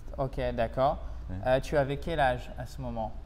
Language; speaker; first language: French; native; French